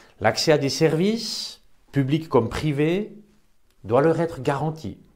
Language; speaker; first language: French; native; French